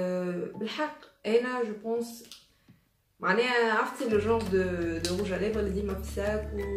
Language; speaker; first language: Arabic; native; Arabic